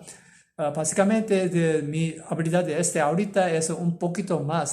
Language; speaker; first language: Spanish; non-native, learner; Korean